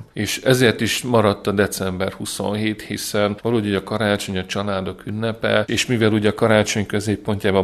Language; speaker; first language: Hungarian; native; Hungarian